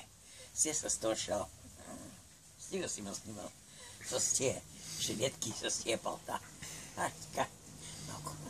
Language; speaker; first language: Bulgarian; native; Bulgarian